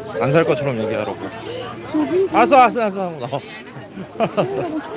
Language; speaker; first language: Korean; native; Korean